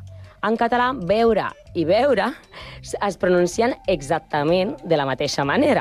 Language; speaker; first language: Catalan; non-native, learner; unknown